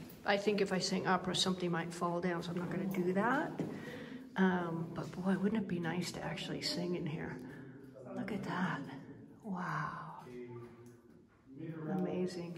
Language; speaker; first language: English; native; English